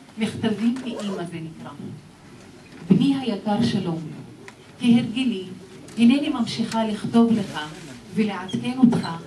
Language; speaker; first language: Hebrew; non-native, local second language; Arabic